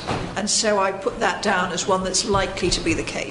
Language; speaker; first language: English; native; English